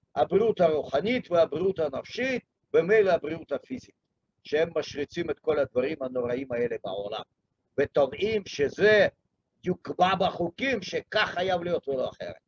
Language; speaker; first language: Hebrew; non-native, fluent; Russian